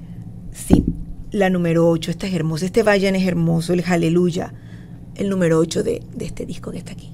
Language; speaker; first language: Spanish; native; Spanish